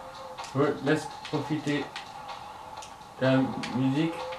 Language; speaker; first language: French; native; French